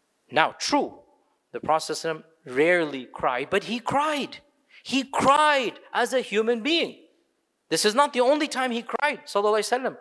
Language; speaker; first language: English; early bilingual, other home language; Urdu